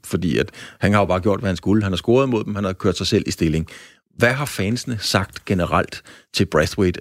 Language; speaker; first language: Danish; native; Danish